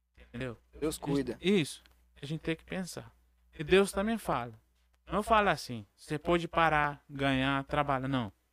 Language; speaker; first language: Portuguese; non-native, learner; Arabic